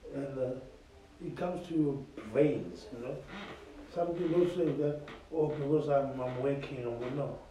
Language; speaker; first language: English; non-native, local second language; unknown